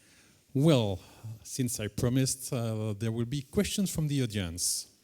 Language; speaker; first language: English; non-native, fluent; French